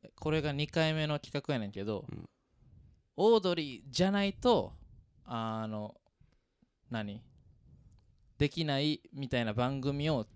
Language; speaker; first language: Japanese; native; Japanese